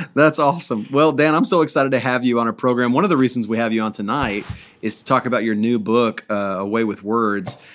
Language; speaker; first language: English; native; English